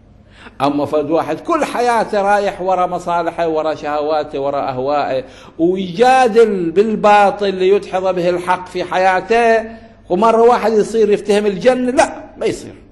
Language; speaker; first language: Arabic; native; Arabic